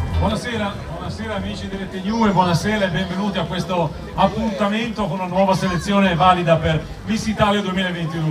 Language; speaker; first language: Italian; native; Italian